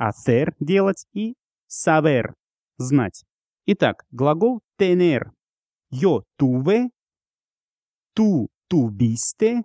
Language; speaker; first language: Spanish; non-native, fluent; Russian